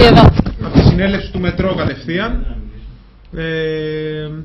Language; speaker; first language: Greek; native; Greek